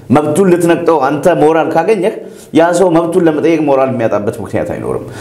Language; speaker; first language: Amharic; non-native, local second language; Oromo